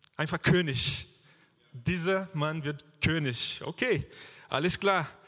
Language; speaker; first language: German; non-native, fluent; Portuguese